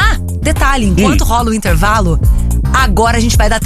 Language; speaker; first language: Portuguese; native; Portuguese